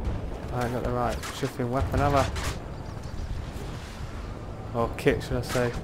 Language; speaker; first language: English; native; English